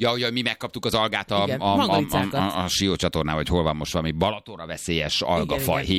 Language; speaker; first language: Hungarian; native; Hungarian